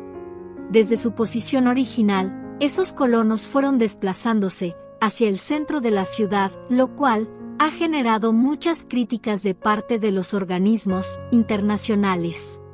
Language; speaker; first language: Spanish; native; Spanish